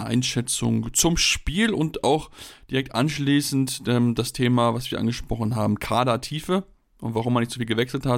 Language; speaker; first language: German; native; German